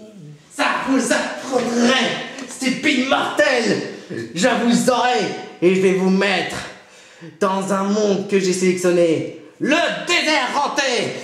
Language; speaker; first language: French; native; French